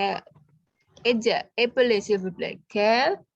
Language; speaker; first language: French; non-native, fluent; Indonesian